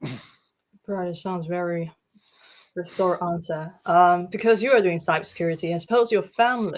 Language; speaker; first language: English; non-native, fluent; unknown